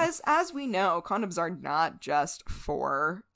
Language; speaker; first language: English; native; English